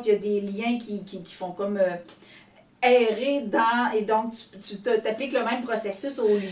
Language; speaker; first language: French; native; French